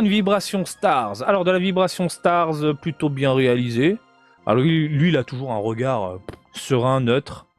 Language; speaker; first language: French; native; French